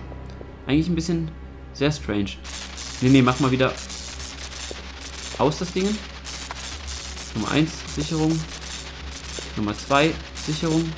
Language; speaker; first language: German; native; German